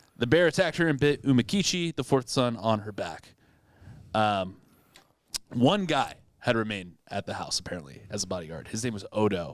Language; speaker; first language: English; native; English